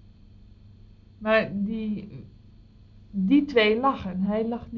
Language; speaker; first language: Dutch; native; Dutch